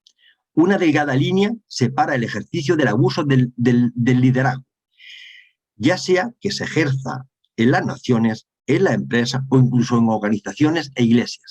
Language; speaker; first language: Spanish; native; Spanish